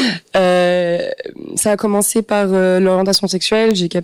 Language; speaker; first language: French; native; French